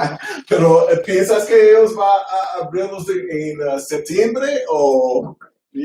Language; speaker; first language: Spanish; non-native, learner; English